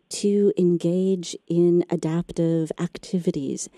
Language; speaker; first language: English; native; English